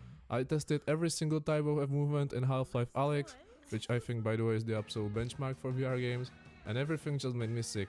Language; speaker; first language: English; non-native, fluent; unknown